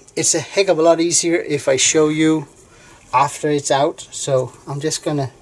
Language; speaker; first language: English; non-native, fluent; Danish